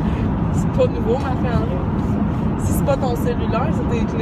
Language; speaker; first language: French; native; French